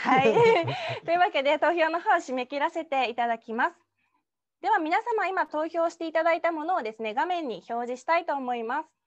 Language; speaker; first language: Japanese; native; Japanese